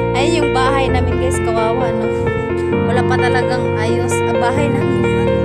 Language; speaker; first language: Filipino; non-native, local second language; Cebuano